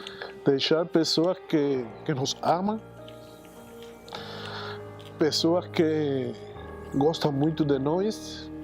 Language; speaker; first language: Portuguese; non-native, fluent; Spanish